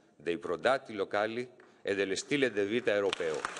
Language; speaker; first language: Italian; non-native, learner; Greek